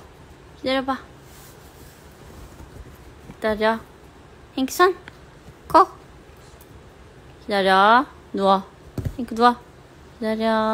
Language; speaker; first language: Korean; early bilingual, heritage; Korean